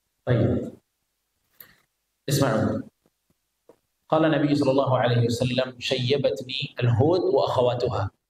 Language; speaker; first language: Arabic; non-native, fluent; Indonesian